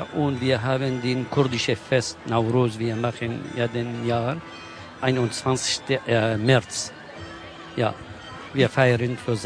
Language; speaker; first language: German; non-native, learner; Kurdish